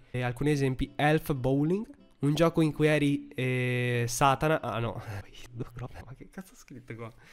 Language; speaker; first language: Italian; early bilingual, heritage; Italian